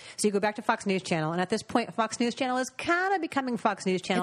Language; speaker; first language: English; native; English